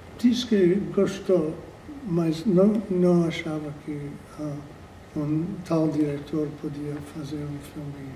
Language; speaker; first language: Portuguese; non-native, fluent; English